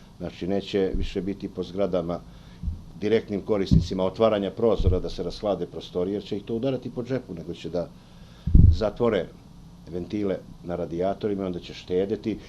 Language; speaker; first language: Bosnian; native; Bosnian